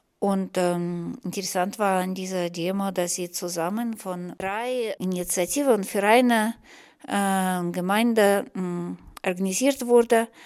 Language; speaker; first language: German; non-native, fluent; Russian